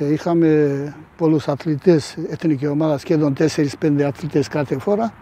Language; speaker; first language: Greek; non-native, fluent; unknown